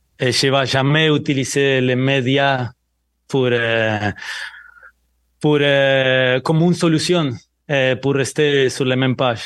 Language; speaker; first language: French; non-native, learner; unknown